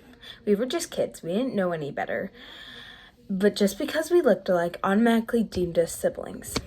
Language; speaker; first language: English; native; English